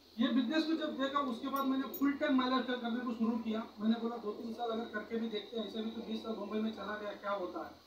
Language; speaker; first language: Hindi; non-native, local second language; Kannada